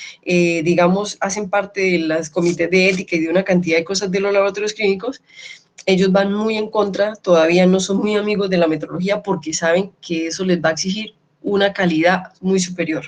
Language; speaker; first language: Spanish; native; Spanish